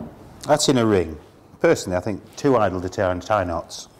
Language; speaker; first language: English; native; English